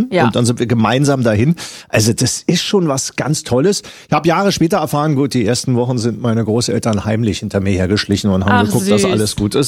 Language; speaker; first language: German; native; German